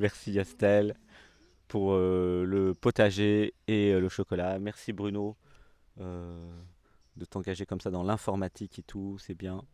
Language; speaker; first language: French; native; French